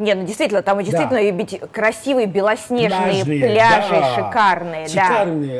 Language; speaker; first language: Russian; native; Russian